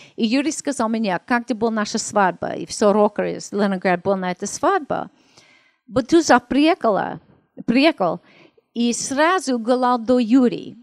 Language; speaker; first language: Russian; non-native, learner; English